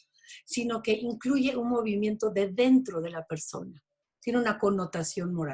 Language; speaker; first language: Spanish; native; Spanish